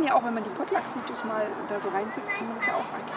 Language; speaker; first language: German; native; German